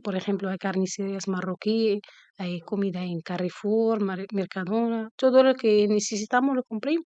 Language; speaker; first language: Spanish; non-native, learner; Arabic